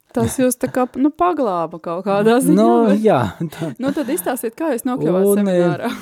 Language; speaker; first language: Latvian; native; Latvian